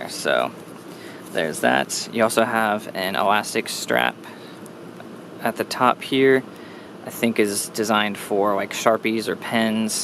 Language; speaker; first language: English; native; English